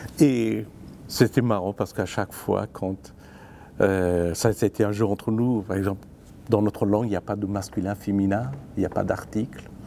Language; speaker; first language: French; non-native, fluent; Persian